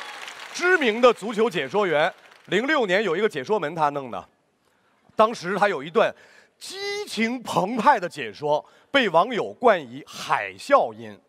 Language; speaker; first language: Chinese; native; Chinese